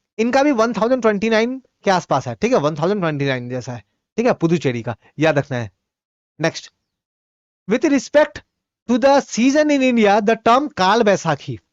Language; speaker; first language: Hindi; non-native, local second language; Bhojpuri